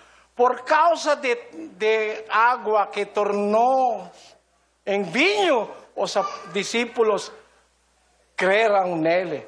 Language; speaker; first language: Portuguese; non-native, learner; Filipino